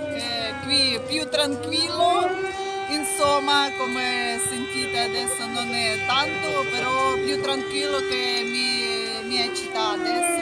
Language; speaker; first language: Italian; non-native, learner; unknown